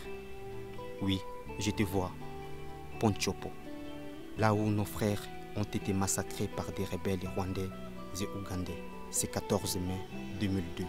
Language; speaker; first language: French; non-native, local second language; Lingala